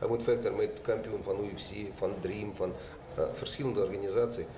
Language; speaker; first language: Dutch; non-native, learner; Russian